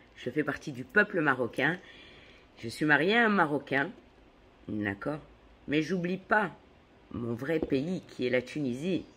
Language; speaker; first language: French; native; French